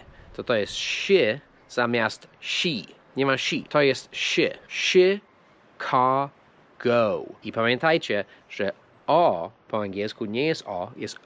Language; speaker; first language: Polish; non-native, fluent; English